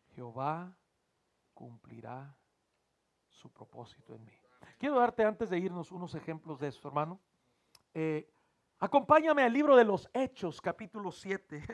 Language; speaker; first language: Spanish; early bilingual, heritage; Spanish